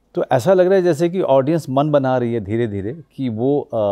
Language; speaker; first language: Hindi; native; Hindi